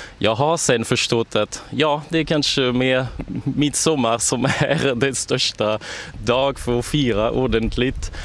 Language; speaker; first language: Swedish; non-native, fluent; French